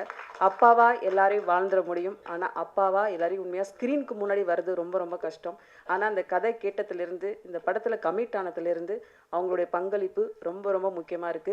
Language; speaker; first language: Tamil; native; Tamil